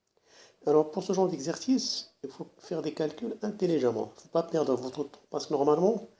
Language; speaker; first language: French; non-native, local second language; Arabic